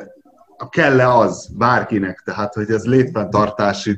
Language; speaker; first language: Hungarian; native; Hungarian